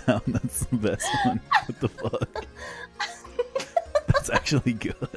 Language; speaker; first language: English; native; English